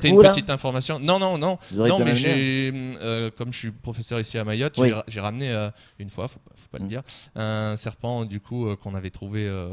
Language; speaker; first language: French; native; French